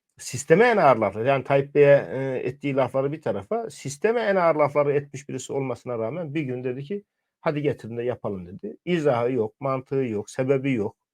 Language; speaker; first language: Turkish; native; Turkish